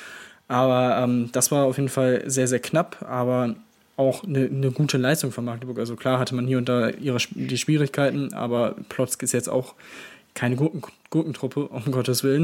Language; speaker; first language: German; native; German